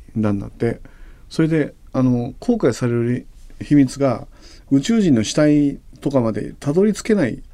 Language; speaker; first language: Japanese; native; Japanese